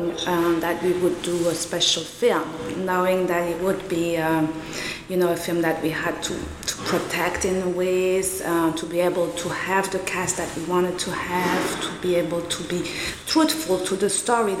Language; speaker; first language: English; non-native, local second language; Kinyarwanda